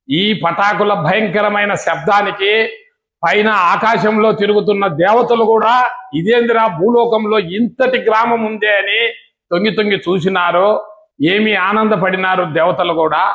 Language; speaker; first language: Telugu; native; Telugu